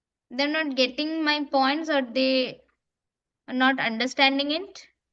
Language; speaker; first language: English; non-native, local second language; Bangla